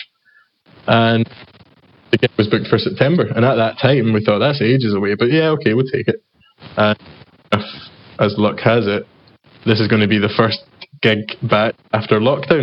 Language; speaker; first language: English; native; English